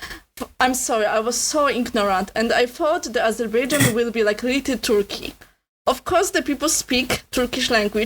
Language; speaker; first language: English; non-native, learner; Polish